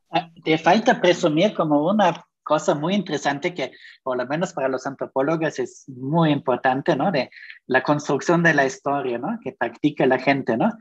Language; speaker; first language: Spanish; non-native, fluent; German